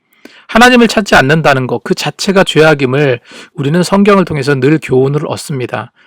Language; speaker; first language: Korean; native; Korean